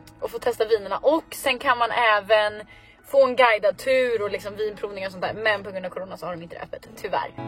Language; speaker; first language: Swedish; native; Swedish